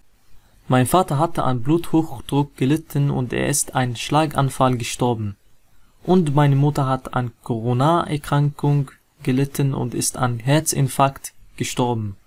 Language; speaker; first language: German; non-native, fluent; Arabic